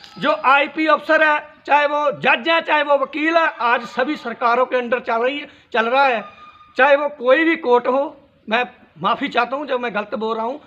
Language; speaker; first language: Hindi; non-native, local second language; Punjabi